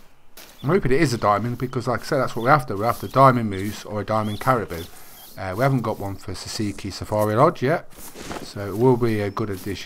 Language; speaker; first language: English; native; English